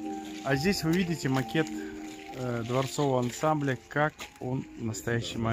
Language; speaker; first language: Russian; native; Russian